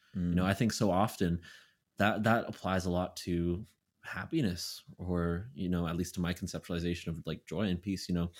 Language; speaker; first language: English; native; English